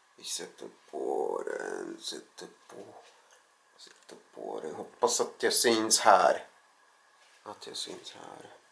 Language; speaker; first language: Swedish; non-native, fluent; Russian